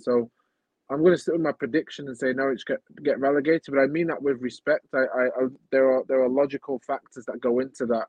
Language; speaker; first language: English; native; English